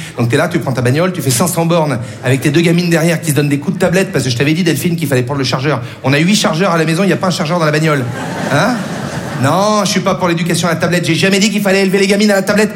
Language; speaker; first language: French; native; French